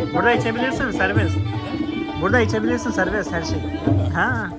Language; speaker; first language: Turkish; non-native, fluent; Hindi